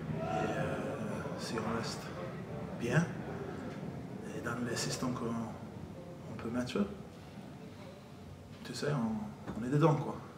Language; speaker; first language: French; non-native, fluent; English